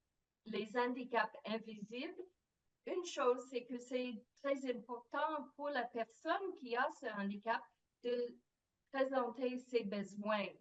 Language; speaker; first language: French; non-native, fluent; English